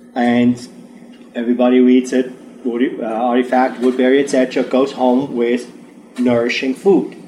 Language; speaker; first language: English; non-native, fluent; German